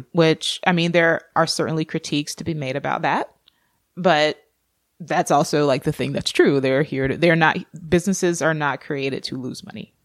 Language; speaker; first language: English; native; English